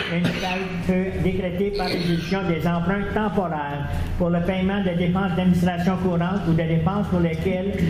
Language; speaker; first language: French; native; French